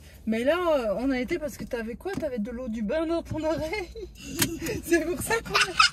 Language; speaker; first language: French; native; French